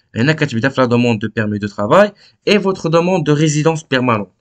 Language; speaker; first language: French; non-native, local second language; Arabic